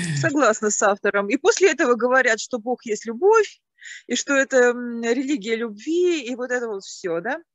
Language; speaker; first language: Russian; native; Russian